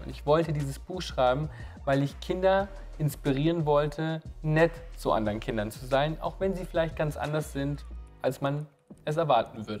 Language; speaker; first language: German; native; German